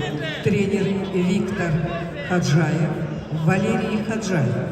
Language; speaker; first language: Russian; native; Russian